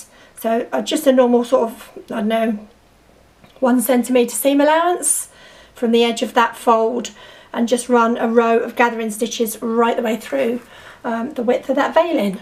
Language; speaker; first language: English; native; English